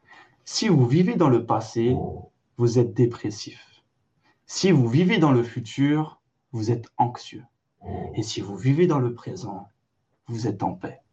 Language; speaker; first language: French; native; French